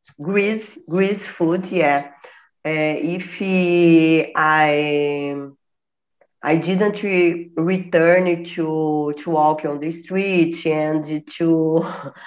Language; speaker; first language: English; non-native, learner; Portuguese